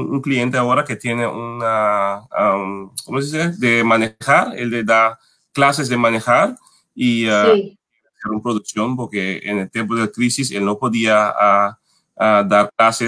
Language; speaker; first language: Spanish; non-native, fluent; Papiamento